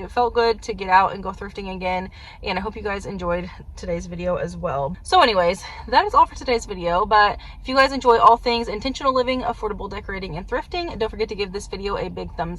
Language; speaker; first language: English; native; English